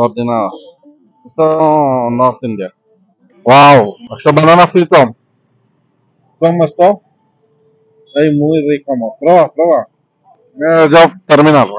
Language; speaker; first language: Spanish; non-native, learner; Malayalam